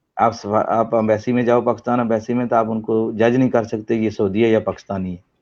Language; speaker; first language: Urdu; non-native, local second language; Punjabi